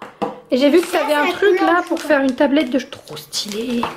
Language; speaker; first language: French; native; French